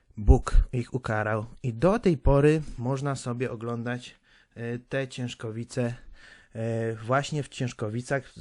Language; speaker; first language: Polish; native; Polish